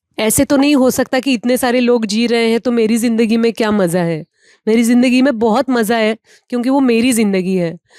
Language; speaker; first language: Hindi; non-native, local second language; Marathi